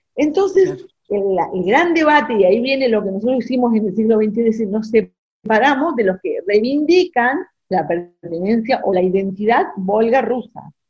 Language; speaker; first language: Spanish; non-native, local second language; German